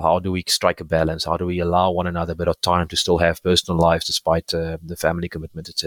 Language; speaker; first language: English; non-native, local second language; Afrikaans